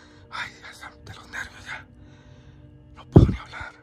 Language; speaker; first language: Spanish; native; Spanish